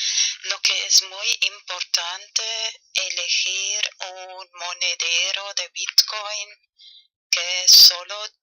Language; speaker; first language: Spanish; non-native, learner; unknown